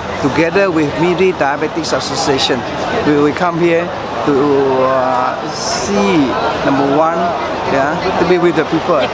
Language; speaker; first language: English; non-native, local second language; Chinese